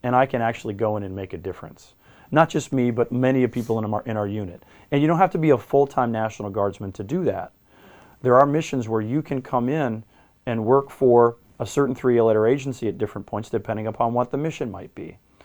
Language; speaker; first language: English; native; English